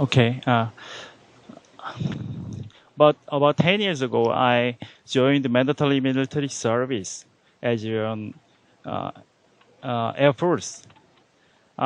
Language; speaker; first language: English; non-native, learner; Korean